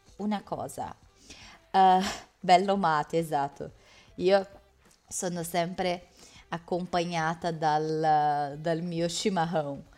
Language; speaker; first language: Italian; native; Italian